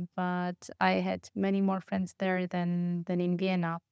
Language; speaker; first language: English; non-native, fluent; Polish